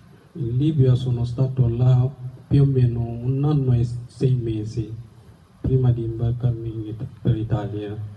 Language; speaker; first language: Italian; non-native, fluent; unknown